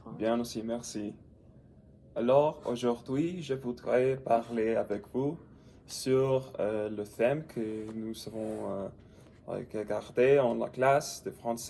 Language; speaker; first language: French; non-native, learner; English